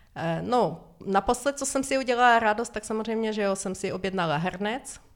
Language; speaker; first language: Czech; non-native, fluent; Ukrainian